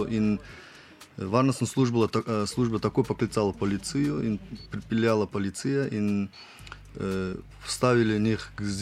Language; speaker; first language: Slovenian; non-native, learner; Russian